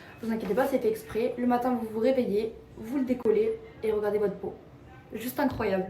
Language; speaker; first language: French; native; French